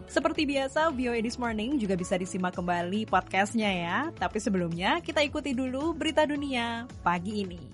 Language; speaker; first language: Indonesian; native; Indonesian